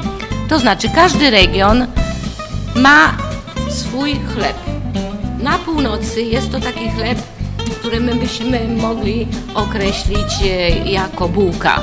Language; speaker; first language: Polish; non-native, fluent; Italian